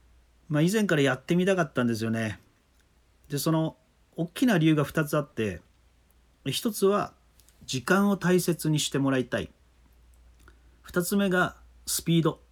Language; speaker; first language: Japanese; native; Japanese